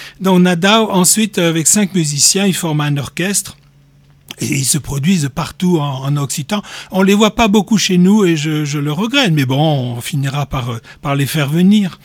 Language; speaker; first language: French; native; French